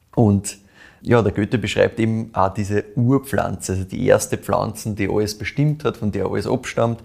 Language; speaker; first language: German; native; German